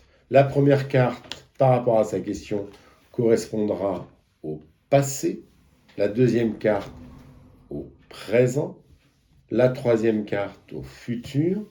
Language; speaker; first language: French; native; French